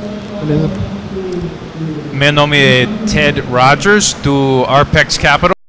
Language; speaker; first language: Portuguese; non-native, fluent; English